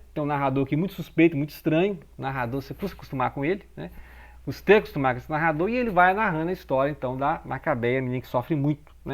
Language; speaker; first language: Portuguese; native; Portuguese